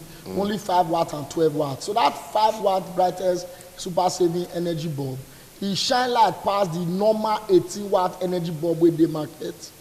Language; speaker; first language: English; non-native, local second language; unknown